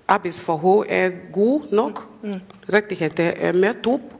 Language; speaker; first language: Norwegian; non-native, fluent; English